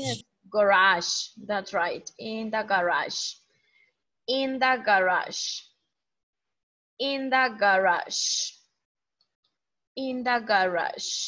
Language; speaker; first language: English; non-native, fluent; Spanish